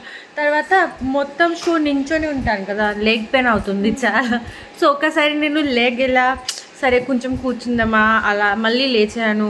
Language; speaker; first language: Telugu; non-native, fluent; Bangla